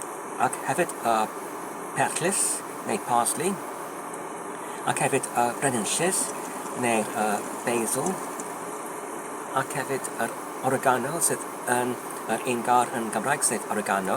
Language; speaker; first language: Welsh; non-native, learner; English